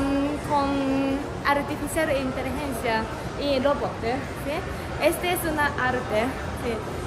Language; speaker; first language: Spanish; non-native, learner; Japanese